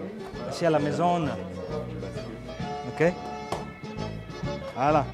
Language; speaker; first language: French; non-native, learner; Italian